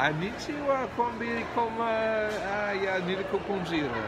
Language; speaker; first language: Nyanja; non-native, learner; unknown